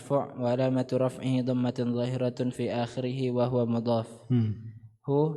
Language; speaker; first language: Arabic; non-native, learner; Indonesian